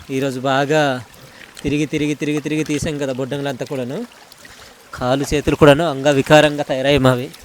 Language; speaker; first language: Telugu; native; Telugu